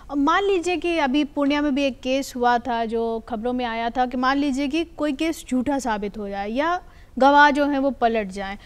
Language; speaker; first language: Hindi; native; Hindi